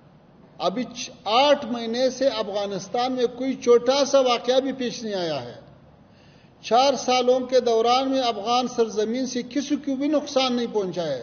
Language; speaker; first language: Hindi; non-native, learner; Pashto